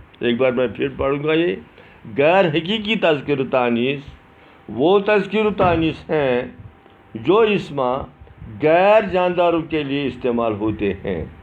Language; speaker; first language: Urdu; non-native, local second language; Kashmiri